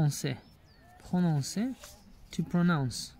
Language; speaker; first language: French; non-native, learner; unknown